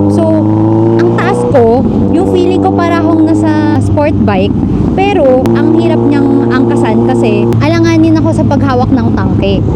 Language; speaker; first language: Filipino; native; Filipino